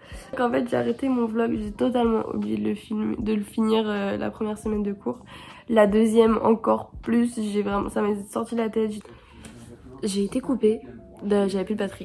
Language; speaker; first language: French; native; French